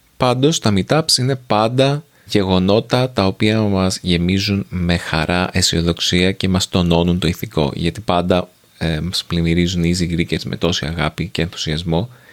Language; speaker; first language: Greek; native; Greek